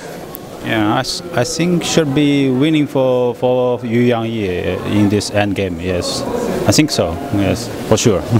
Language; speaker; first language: English; non-native, learner; Polish